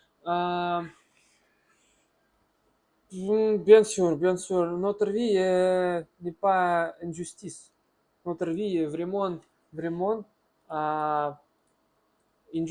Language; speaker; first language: French; non-native, learner; Russian